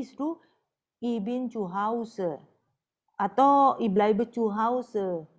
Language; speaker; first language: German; non-native, fluent; Indonesian